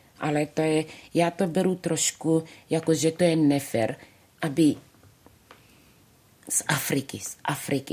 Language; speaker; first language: Czech; early bilingual, other home language; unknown